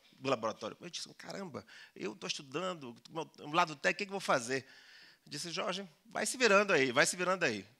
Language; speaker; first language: Portuguese; early bilingual, other home language; Spanish